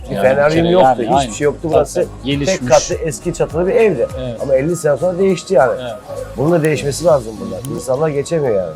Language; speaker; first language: Turkish; native; Turkish